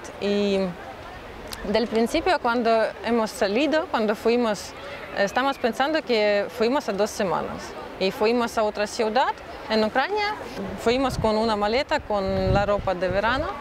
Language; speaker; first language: Spanish; non-native, learner; Russian